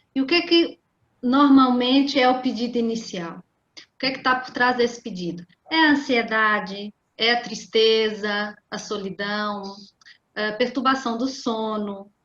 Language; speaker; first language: Portuguese; native; Portuguese